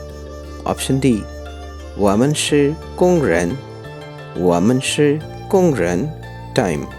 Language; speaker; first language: Chinese; non-native, fluent; Urdu